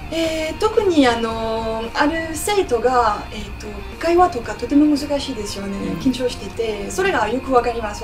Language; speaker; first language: Japanese; non-native, learner; French